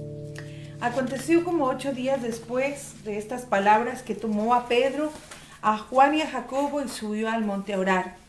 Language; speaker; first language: Spanish; native; Spanish